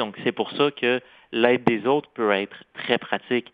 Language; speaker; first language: French; native; French